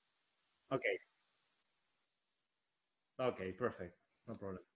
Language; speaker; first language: English; non-native, learner; Spanish